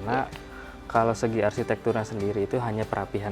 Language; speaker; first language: Indonesian; native; Indonesian